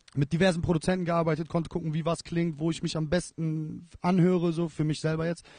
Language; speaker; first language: German; native; German